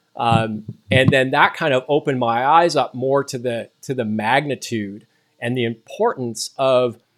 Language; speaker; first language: English; native; English